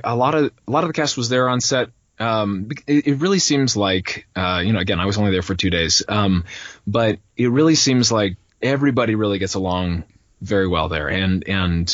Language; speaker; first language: English; native; English